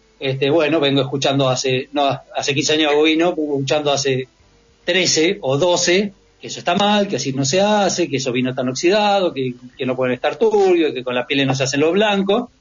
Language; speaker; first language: Spanish; native; Spanish